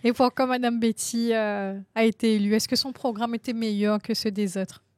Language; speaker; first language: French; native; French